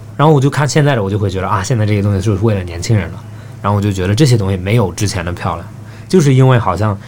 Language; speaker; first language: Chinese; early bilingual, heritage; Chinese